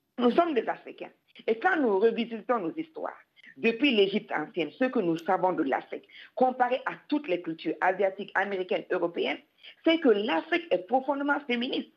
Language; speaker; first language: French; non-native, local second language; Bambara